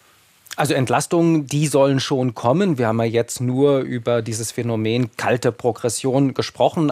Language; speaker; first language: German; native; German